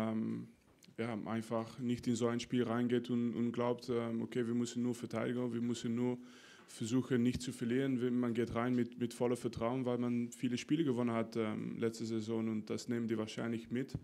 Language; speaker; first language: German; non-native, fluent; French